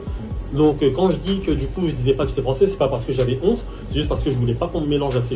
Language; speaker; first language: French; native; French